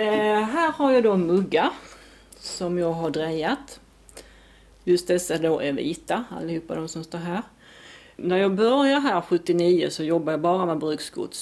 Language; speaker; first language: Swedish; non-native, fluent; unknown